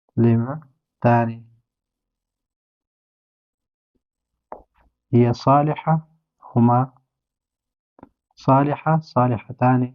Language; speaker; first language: Arabic; non-native, fluent; Urdu